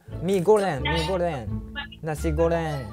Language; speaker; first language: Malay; non-native, learner; Japanese